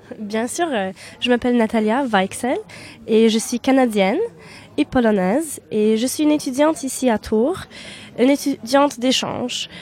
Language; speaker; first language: French; non-native, fluent; Polish